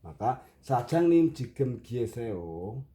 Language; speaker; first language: Korean; non-native, fluent; Indonesian